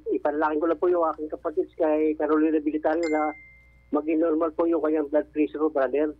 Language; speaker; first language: Filipino; native; Filipino